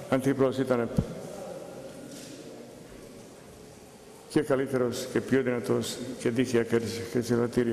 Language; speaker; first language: Greek; non-native, fluent; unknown